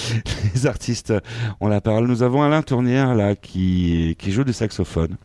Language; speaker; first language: French; native; French